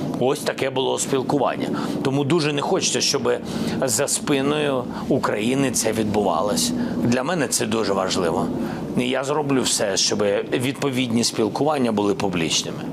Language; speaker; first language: Ukrainian; non-native, local second language; Russian